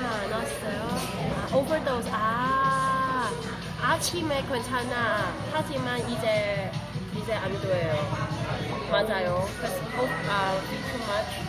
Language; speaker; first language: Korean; non-native, learner; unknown